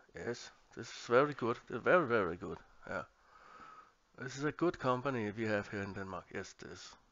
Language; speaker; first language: English; non-native, learner; Danish